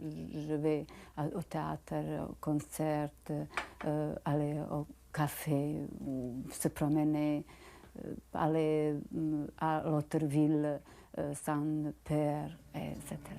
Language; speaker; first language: French; non-native, learner; Bosnian